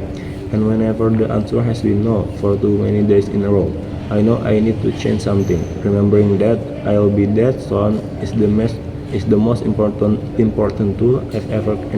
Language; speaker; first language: English; non-native, learner; Indonesian